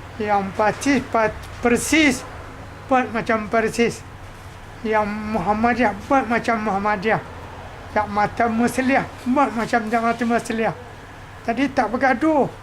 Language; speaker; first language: Malay; native; Malay